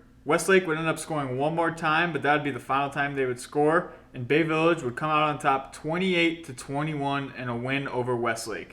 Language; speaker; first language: English; native; English